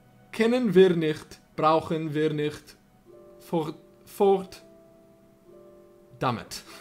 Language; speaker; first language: German; non-native, learner; English